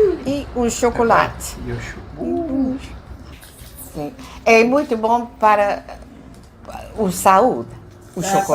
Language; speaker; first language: Portuguese; non-native, learner; English